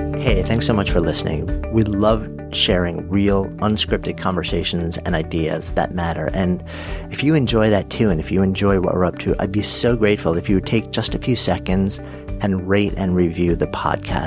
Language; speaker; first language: English; native; English